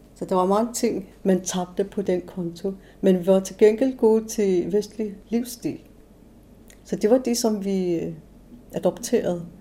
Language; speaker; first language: Danish; non-native, local second language; Kalaallisut